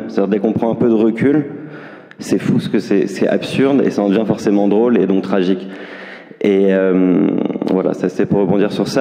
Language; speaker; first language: French; native; French